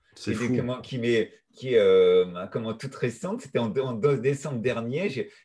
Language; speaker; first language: French; native; French